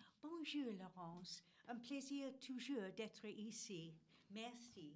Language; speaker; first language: French; non-native, learner; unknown